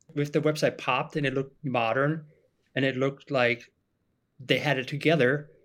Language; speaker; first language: English; non-native, fluent; German